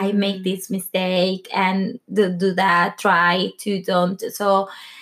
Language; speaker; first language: English; non-native, learner; Spanish